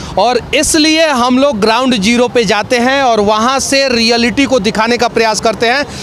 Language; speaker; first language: Hindi; native; Hindi